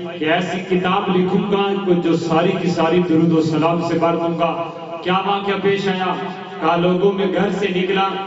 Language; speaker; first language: Urdu; non-native, local second language; Punjabi